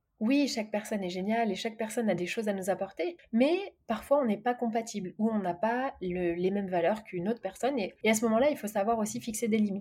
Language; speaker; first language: French; native; French